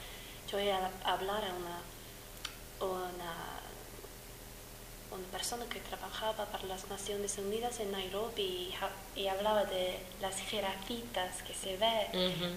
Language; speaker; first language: Spanish; non-native, fluent; English